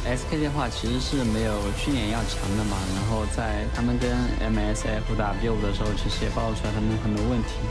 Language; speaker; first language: Chinese; native; Chinese